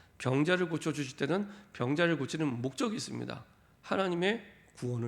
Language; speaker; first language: Korean; native; Korean